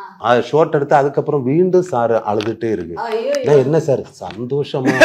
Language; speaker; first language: Tamil; non-native, learner; Malayalam